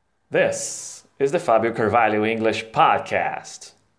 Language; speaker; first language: English; non-native, fluent; Portuguese